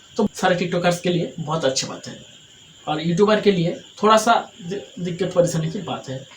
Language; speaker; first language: Hindi; non-native, local second language; Bangla